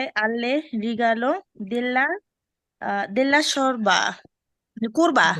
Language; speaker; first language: Italian; non-native, learner; Bangla